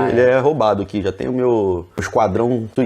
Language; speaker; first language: Portuguese; native; Portuguese